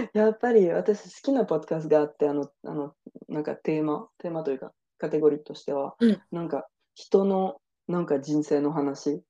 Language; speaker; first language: Japanese; non-native, fluent; French